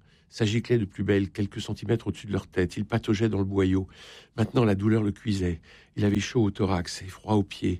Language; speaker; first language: French; native; French